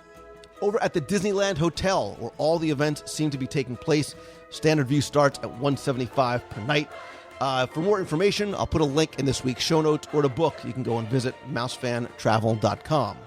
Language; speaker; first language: English; native; English